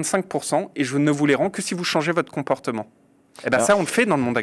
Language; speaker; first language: French; native; French